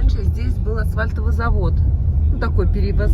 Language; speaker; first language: Russian; native; Russian